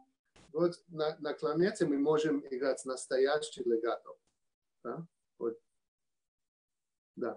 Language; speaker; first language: Russian; early bilingual, heritage; Russian